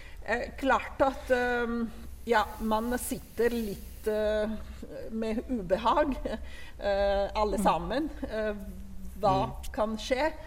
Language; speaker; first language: Norwegian; non-native, fluent; Italian